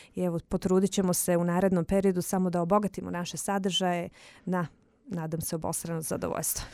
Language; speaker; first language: Croatian; native; Croatian